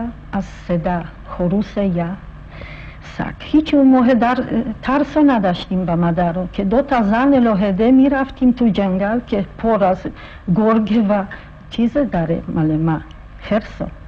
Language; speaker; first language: Persian; non-native, fluent; Polish